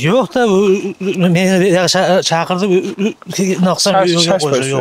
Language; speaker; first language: Kyrgyz; non-native, learner; Uzbek